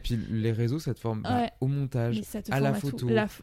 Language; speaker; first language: French; native; French